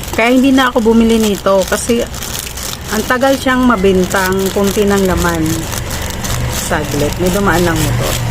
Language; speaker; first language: Filipino; non-native, local second language; Cebuano